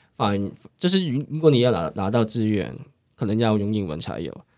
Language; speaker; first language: Chinese; non-native, local second language; Cantonese